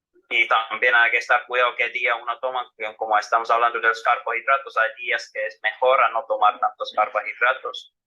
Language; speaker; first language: Spanish; non-native, fluent; Finnish